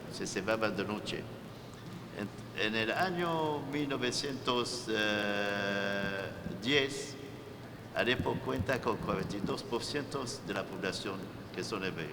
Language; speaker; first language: Spanish; non-native, fluent; Arabic